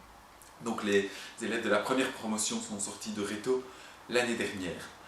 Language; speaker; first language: French; native; French